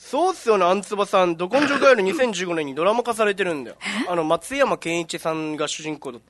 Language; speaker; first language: Japanese; native; Japanese